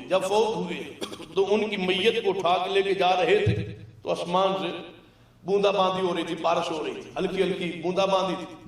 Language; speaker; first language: Urdu; non-native, local second language; Punjabi